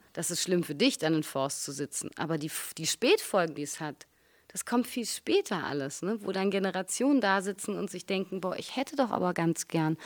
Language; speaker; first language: German; native; German